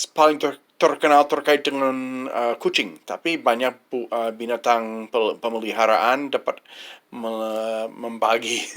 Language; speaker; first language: Indonesian; non-native, fluent; English